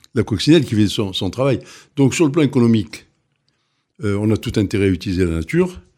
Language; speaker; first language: French; native; French